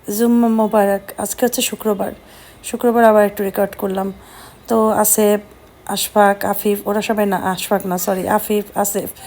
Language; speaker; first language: Bangla; native; Bangla